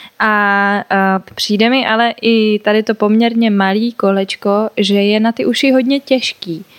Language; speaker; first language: Czech; native; Czech